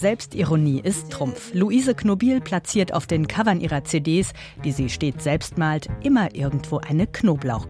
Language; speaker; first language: German; native; German